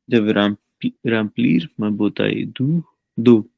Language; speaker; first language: French; non-native, learner; Punjabi